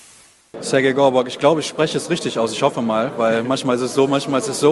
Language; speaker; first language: German; native; German